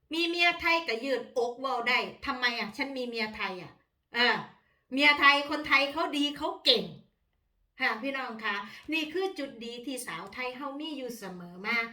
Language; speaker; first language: Thai; non-native, local second language; Northeastern Thai